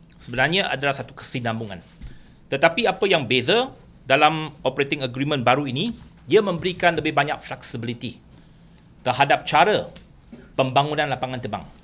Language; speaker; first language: Malay; non-native, local second language; Chinese